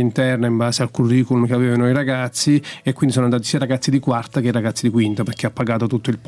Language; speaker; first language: Italian; native; Italian